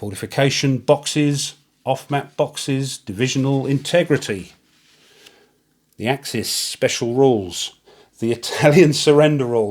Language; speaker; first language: English; native; English